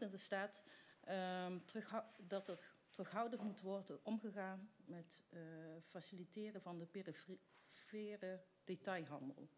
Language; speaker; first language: Dutch; native; Dutch